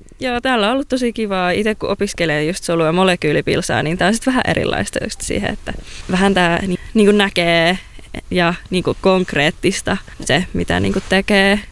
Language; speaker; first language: Finnish; native; Finnish